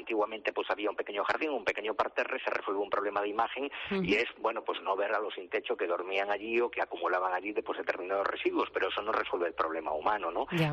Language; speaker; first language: Spanish; native; Spanish